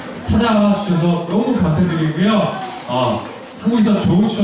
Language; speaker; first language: Korean; native; Korean